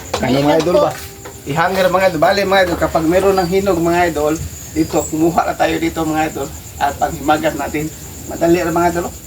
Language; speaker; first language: Filipino; non-native, local second language; Cebuano